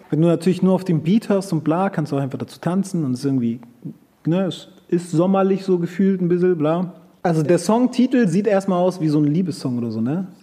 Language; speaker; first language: German; early bilingual, other home language; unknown